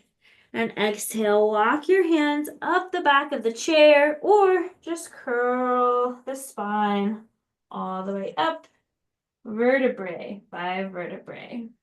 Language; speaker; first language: English; native; English